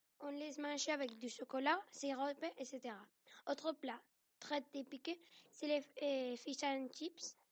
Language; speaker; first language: French; non-native, learner; Spanish